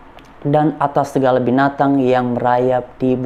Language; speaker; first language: Indonesian; native; Indonesian